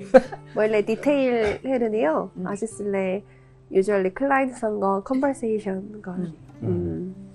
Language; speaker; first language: Nepali; non-native, learner; Korean